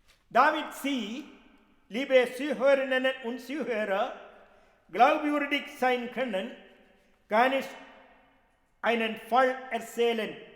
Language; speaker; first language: German; non-native, fluent; Malayalam